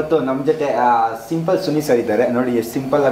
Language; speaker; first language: Kannada; native; Kannada